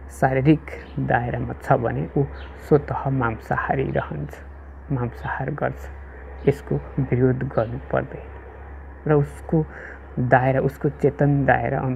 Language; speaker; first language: Nepali; native; Nepali